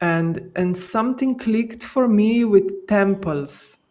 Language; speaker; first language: English; non-native, fluent; Slovenian